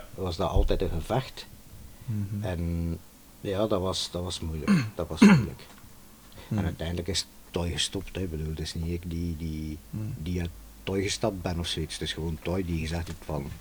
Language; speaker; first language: Dutch; native; Dutch